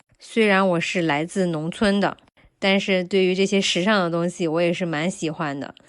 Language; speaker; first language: Chinese; native; Chinese